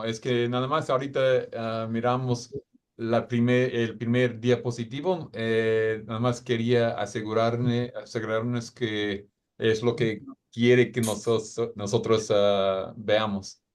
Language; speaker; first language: Spanish; non-native, fluent; English